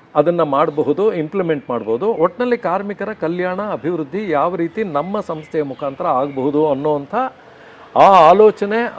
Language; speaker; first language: Kannada; native; Kannada